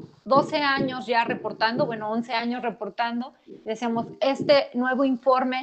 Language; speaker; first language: Spanish; native; Spanish